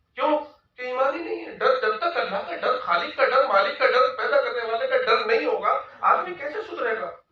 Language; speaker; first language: Urdu; native; Urdu